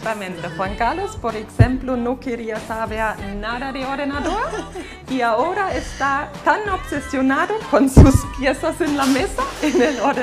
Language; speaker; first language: Spanish; non-native, fluent; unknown